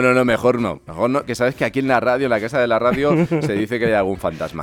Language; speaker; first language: Spanish; native; Spanish